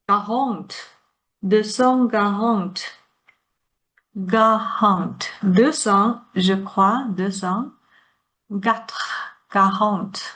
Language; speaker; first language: French; non-native, learner; Chinese